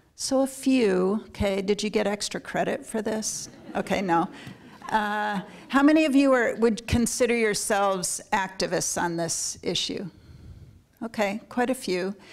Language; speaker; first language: English; native; English